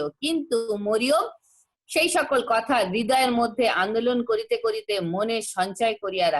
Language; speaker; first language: Bangla; non-native, learner; Hindi